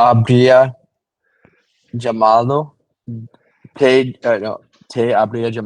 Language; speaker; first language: Spanish; non-native, learner; English